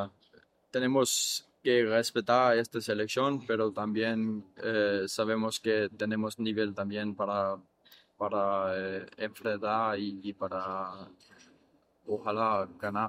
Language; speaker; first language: Spanish; non-native, fluent; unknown